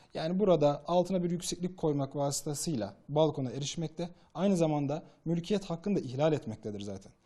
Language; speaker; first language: Turkish; native; Turkish